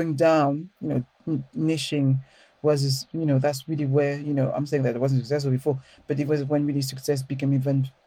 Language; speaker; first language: English; non-native, fluent; French